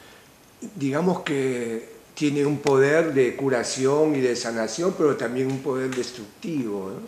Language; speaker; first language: Spanish; native; Spanish